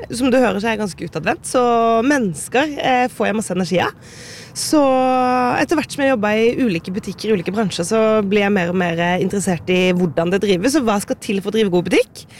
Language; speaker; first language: Norwegian; native; Norwegian